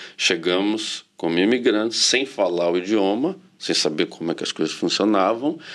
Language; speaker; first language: Portuguese; native; Portuguese